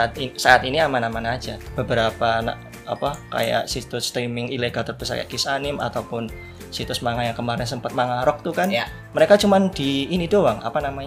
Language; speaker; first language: Indonesian; native; Indonesian